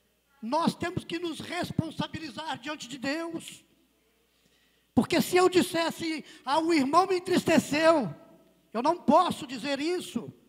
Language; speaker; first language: Portuguese; native; Portuguese